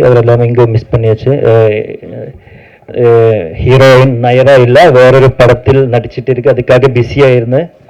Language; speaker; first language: Tamil; non-native, learner; Malayalam